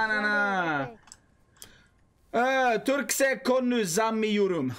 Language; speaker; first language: Turkish; non-native, learner; Swedish